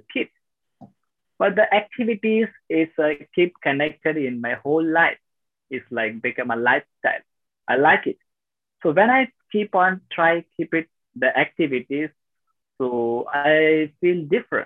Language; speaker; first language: English; non-native, local second language; Tamil